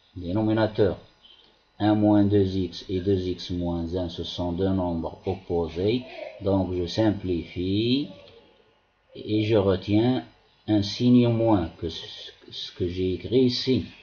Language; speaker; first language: French; non-native, local second language; Arabic